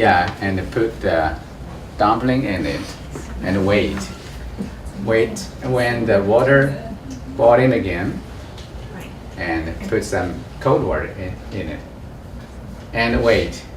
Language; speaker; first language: English; non-native, learner; Chinese